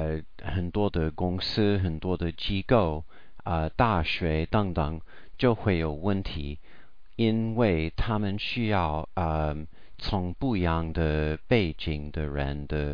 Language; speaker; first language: Chinese; non-native, learner; English